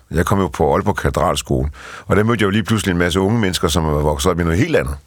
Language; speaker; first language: Danish; early bilingual, other home language; Polish